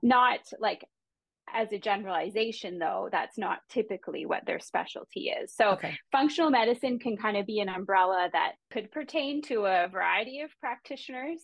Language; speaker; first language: English; native; English